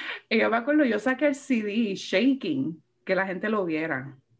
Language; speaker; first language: Spanish; early bilingual, heritage; Spanish